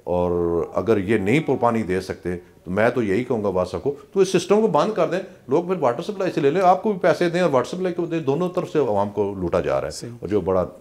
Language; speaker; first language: Urdu; non-native, local second language; Punjabi